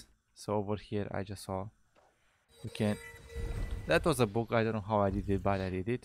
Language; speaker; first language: English; non-native, fluent; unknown